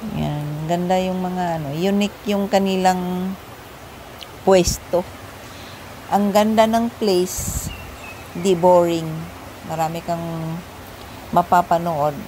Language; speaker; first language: Filipino; non-native, local second language; Cebuano